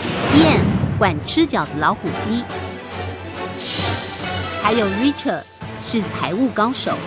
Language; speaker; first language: Chinese; native; Chinese